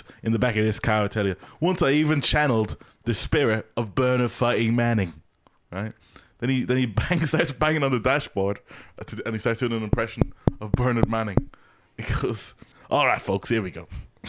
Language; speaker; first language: English; native; English